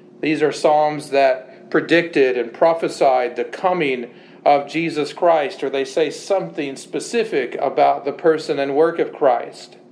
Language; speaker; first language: English; native; English